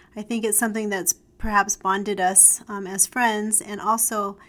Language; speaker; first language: English; native; English